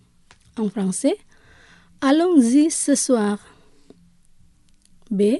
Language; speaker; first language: French; non-native, fluent; Indonesian